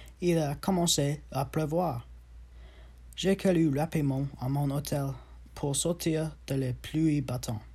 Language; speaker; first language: French; non-native, learner; English